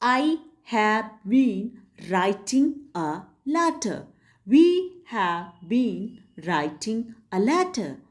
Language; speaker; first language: English; non-native, local second language; Punjabi